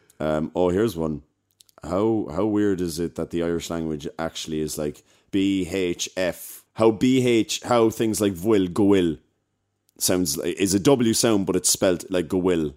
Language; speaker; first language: English; native; English